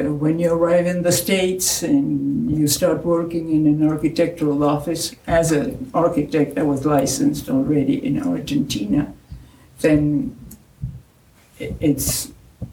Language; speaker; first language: English; non-native, fluent; Spanish